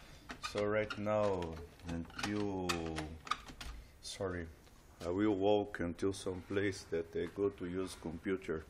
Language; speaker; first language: English; non-native, learner; Portuguese